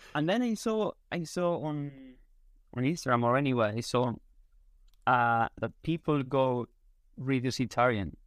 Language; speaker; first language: English; non-native, fluent; Spanish